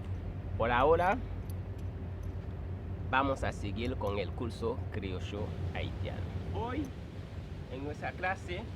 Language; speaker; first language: Spanish; non-native, fluent; Haitian Creole